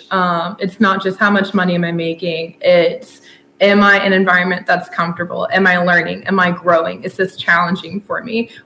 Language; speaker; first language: English; native; English